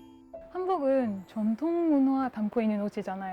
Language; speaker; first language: Korean; non-native, fluent; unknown